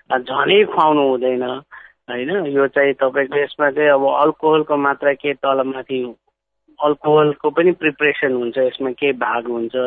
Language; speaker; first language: Nepali; non-native, local second language; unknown